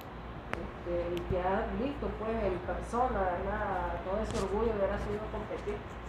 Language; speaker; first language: Spanish; native; Spanish